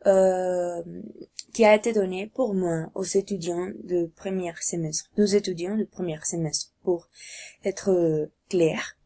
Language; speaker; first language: French; non-native, learner; Spanish